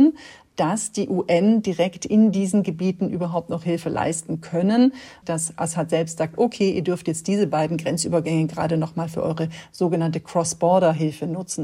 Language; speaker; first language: German; native; German